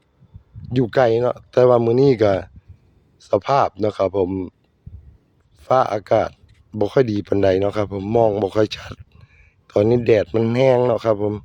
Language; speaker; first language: Thai; non-native, local second language; Northeastern Thai